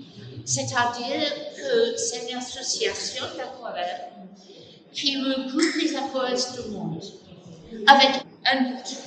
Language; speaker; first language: French; non-native, fluent; English